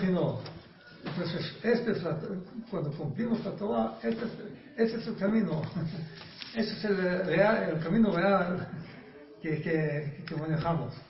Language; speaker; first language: Spanish; non-native, learner; Hebrew